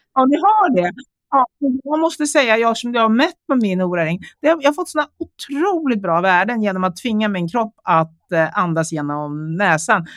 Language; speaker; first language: Swedish; native; Swedish